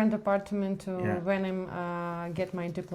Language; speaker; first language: English; non-native, learner; Ukrainian